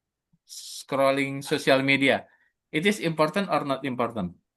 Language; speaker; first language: English; non-native, learner; Indonesian